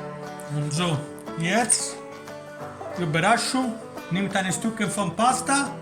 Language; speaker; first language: German; non-native, learner; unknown